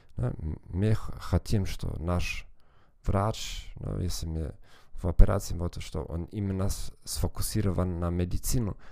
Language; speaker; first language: Russian; non-native, fluent; German